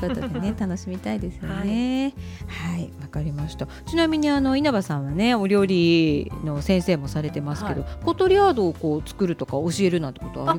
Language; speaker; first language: Japanese; native; Japanese